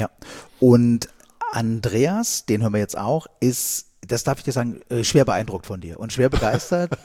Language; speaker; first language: German; native; German